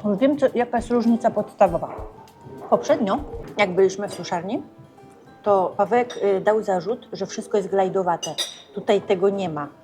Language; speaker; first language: Polish; native; Polish